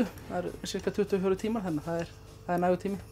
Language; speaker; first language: Icelandic; native; Icelandic